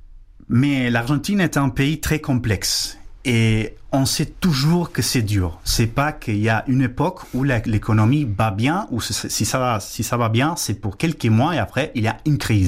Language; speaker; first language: French; non-native, fluent; Spanish